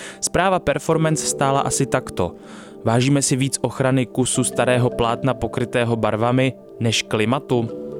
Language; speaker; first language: Czech; native; Czech